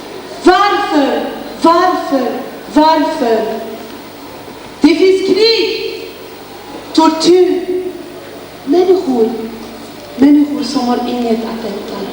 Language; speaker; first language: Swedish; non-native, learner; Kurdish